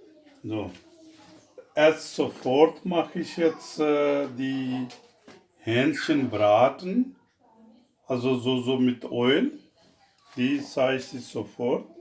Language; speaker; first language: German; non-native, fluent; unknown